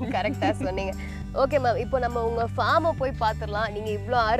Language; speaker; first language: Tamil; native; Tamil